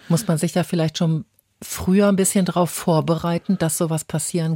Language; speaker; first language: German; native; German